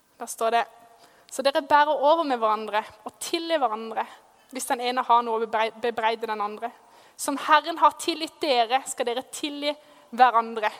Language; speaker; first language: Norwegian; native; Norwegian